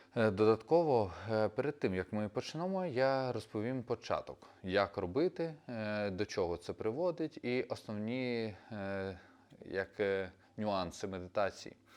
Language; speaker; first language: Ukrainian; non-native, local second language; Russian